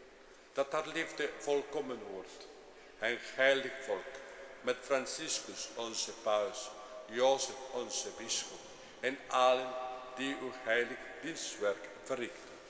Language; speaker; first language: Dutch; non-native, fluent; Spanish